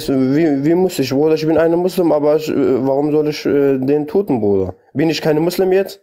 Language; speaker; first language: German; non-native, learner; Kurdish